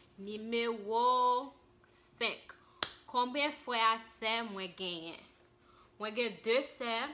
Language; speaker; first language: Haitian Creole; early bilingual, heritage; Haitian Creole